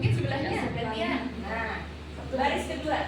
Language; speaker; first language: Indonesian; native; Indonesian